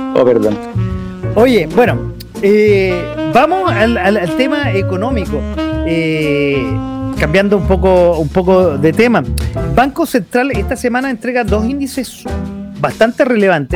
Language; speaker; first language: Spanish; native; Spanish